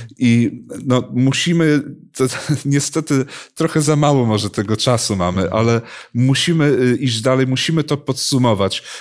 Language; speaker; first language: Polish; native; Polish